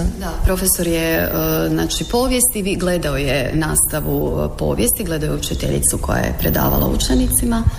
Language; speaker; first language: Croatian; native; Croatian